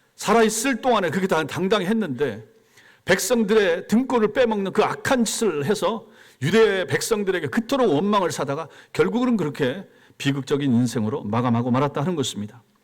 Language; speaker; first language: Korean; native; Korean